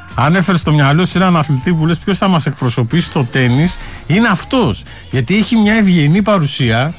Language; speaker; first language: Greek; native; Greek